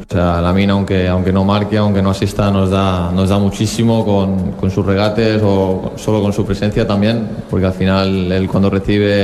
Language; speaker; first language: Spanish; native; Spanish